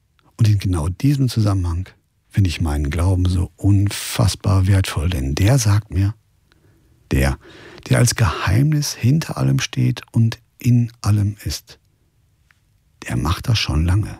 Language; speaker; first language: German; native; German